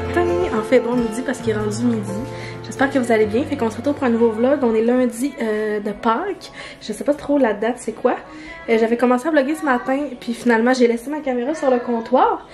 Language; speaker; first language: French; native; French